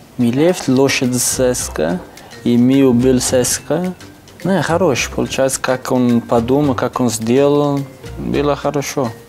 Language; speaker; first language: Russian; non-native, learner; Portuguese